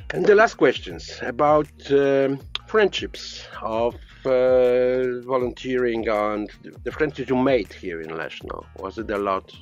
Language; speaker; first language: English; non-native, fluent; Polish